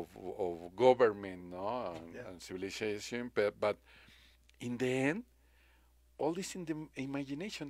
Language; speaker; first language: English; non-native, learner; Spanish